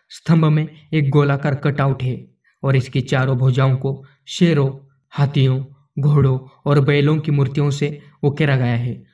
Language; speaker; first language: Hindi; non-native, local second language; Marathi